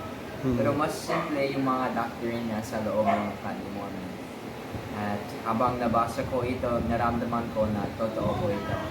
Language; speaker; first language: Filipino; non-native, fluent; English